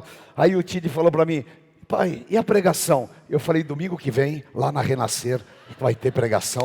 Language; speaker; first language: Portuguese; native; Portuguese